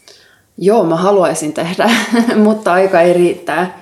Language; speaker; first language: Finnish; non-native, local second language; Swedish